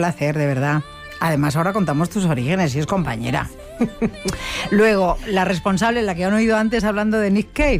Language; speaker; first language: Spanish; native; Spanish